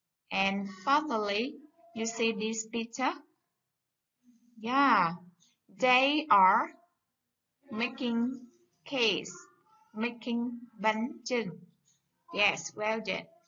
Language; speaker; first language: English; non-native, fluent; Vietnamese